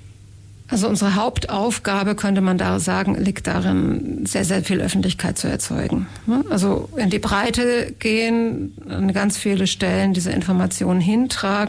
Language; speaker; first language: German; native; German